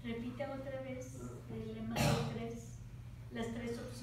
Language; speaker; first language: Spanish; non-native, fluent; English